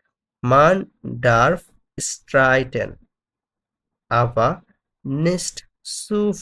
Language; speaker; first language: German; non-native, fluent; Bangla